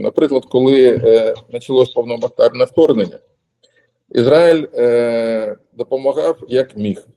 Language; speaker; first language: Ukrainian; non-native, local second language; Russian